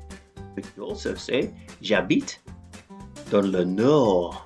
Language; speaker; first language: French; non-native, fluent; English